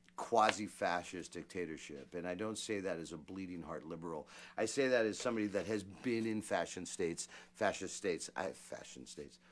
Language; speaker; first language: English; native; English